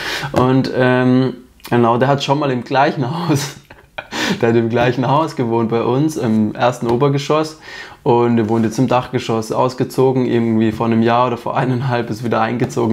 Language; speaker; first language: German; native; German